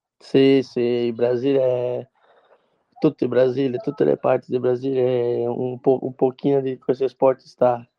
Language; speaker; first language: Italian; non-native, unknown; Portuguese